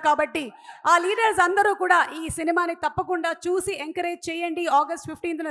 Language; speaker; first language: Telugu; native; Telugu